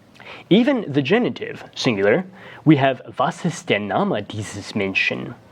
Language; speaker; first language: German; non-native, fluent; English